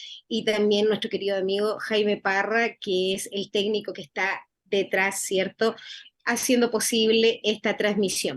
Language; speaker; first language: Spanish; native; Spanish